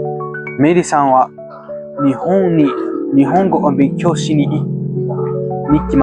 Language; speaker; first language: Japanese; non-native, learner; English